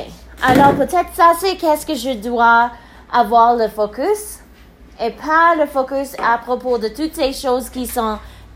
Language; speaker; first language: French; non-native, learner; English